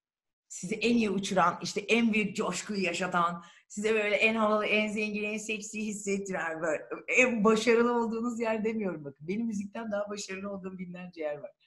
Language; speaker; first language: Turkish; native; Turkish